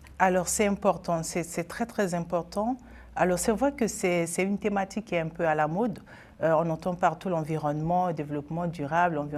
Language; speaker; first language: French; non-native, local second language; Sango